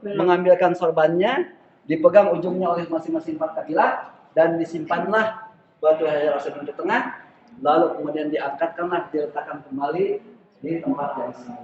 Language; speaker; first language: Indonesian; non-native, local second language; Sundanese